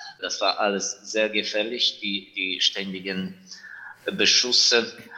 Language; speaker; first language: German; non-native, fluent; Ukrainian